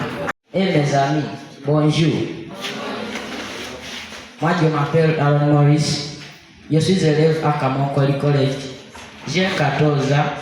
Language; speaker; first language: French; non-native, learner; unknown